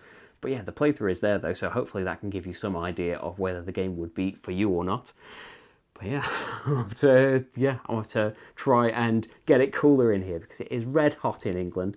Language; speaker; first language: English; native; English